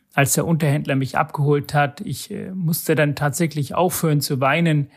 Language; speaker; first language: German; non-native, fluent; Sinhala